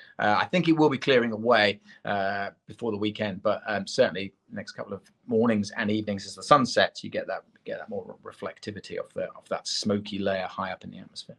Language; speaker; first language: English; native; English